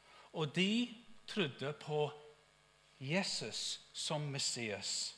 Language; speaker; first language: Norwegian; non-native, fluent; English